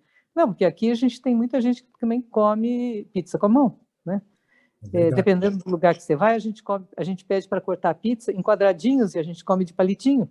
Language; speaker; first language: Portuguese; native; Portuguese